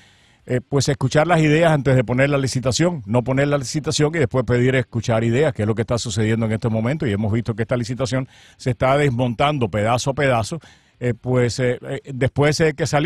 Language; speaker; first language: Spanish; native; Spanish